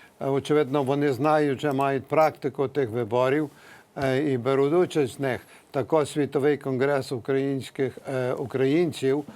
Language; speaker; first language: Ukrainian; early bilingual, heritage; Ukrainian